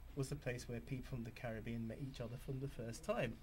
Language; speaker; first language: English; native; English